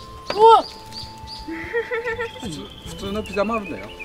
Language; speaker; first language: Japanese; native; Japanese